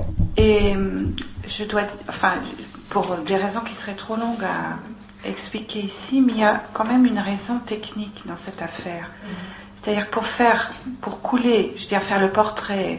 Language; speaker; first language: French; native; French